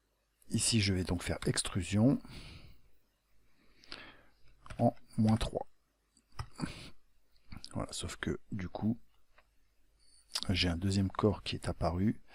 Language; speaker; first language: French; native; French